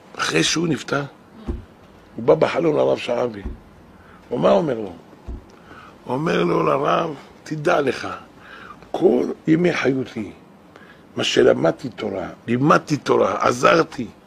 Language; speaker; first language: Hebrew; native; Hebrew